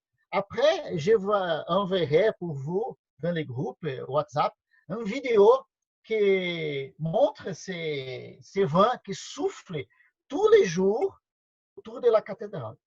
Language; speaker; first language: French; non-native, learner; Portuguese